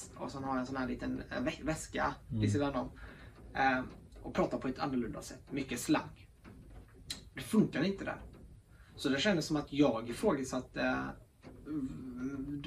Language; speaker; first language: Swedish; early bilingual, other home language; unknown